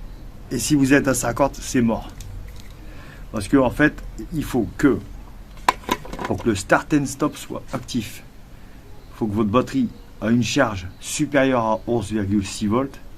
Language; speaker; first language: French; native; French